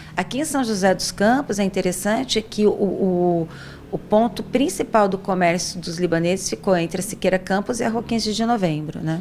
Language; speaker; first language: Portuguese; early bilingual, other home language; Arabic